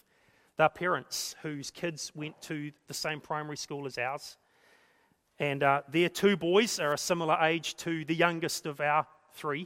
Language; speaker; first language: English; native; English